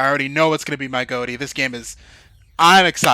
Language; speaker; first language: English; native; English